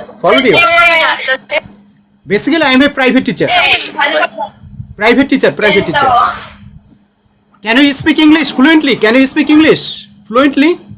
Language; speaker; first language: English; non-native, learner; Bangla